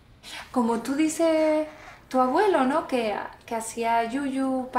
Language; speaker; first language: Spanish; native; Spanish